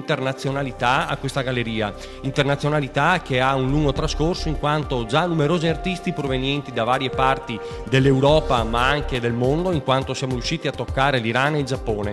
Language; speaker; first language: Italian; native; Italian